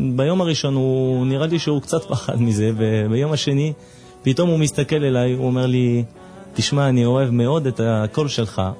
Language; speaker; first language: Hebrew; non-native, fluent; French